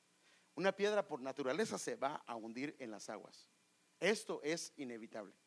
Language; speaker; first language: Spanish; native; Spanish